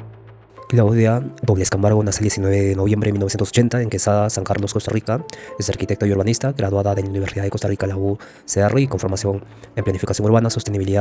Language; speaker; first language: Spanish; native; Spanish